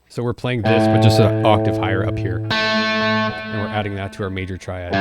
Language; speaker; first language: English; native; English